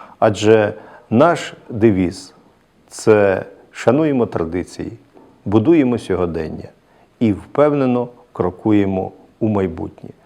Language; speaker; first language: Ukrainian; native; Ukrainian